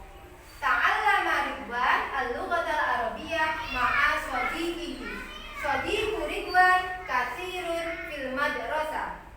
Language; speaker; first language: Arabic; non-native, fluent; Indonesian